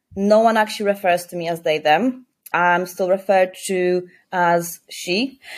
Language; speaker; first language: English; non-native, fluent; Polish